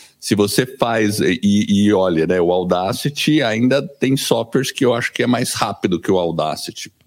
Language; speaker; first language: Portuguese; early bilingual, other home language; English